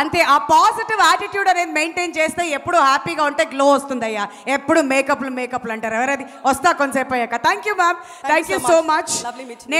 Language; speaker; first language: Telugu; native; Telugu